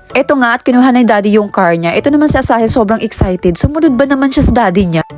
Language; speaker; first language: Filipino; native; Filipino